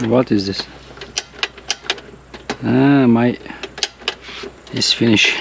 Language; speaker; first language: English; non-native, learner; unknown